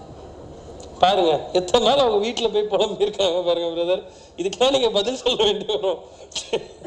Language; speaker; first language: Tamil; native; Tamil